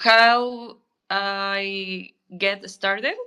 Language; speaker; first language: English; non-native, learner; Spanish